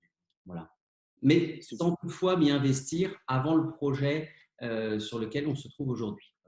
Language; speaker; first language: French; native; French